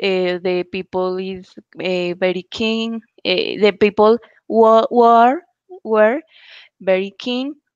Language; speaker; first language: English; non-native, learner; Spanish